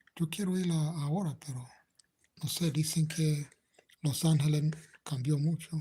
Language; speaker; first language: Spanish; non-native, fluent; English